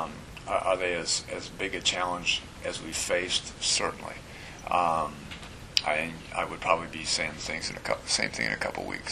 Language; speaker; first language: English; native; English